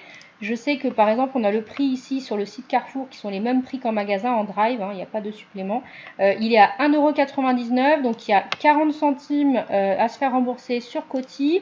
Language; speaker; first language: French; native; French